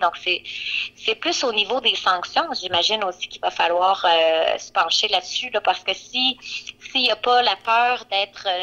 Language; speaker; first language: French; native; French